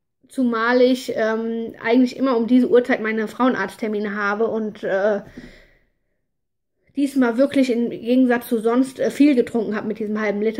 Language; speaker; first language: German; native; German